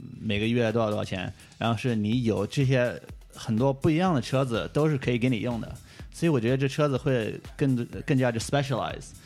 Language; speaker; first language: Chinese; early bilingual, heritage; Chinese